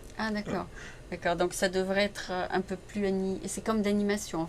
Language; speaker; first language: French; native; French